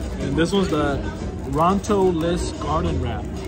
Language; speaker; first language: English; early bilingual, other home language; Spanish